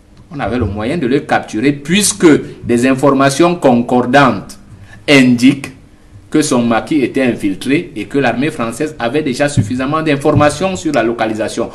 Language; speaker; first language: French; native; French